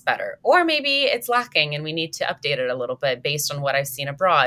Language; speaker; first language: English; native; English